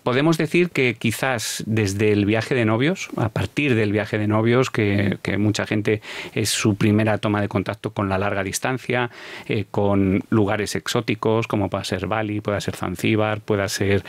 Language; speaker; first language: Spanish; native; Spanish